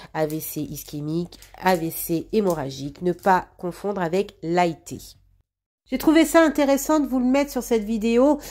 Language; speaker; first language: French; native; French